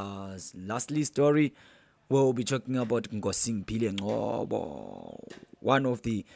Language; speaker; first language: English; non-native, local second language; Zulu